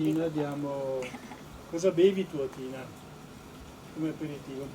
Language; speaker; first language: Italian; native; Italian